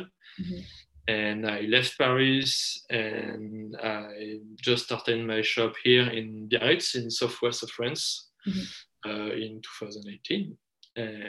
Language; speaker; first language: English; non-native, fluent; French